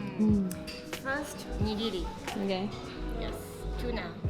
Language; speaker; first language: English; non-native, fluent; Japanese